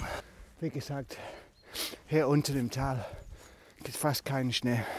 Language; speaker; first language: German; non-native, learner; English